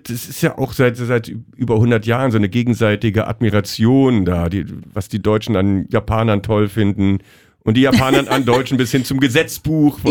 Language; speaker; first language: German; native; German